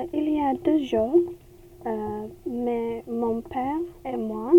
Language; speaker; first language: French; non-native, learner; English